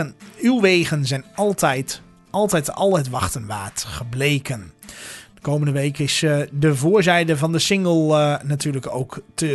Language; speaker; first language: Dutch; native; Dutch